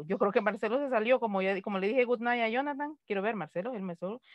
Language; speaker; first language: Spanish; native; Spanish